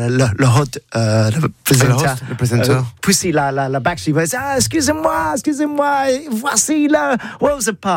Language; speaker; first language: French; non-native, learner; English